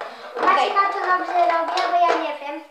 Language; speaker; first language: Polish; early bilingual, heritage; Polish